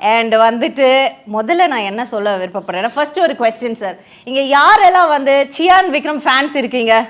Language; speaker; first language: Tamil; native; Tamil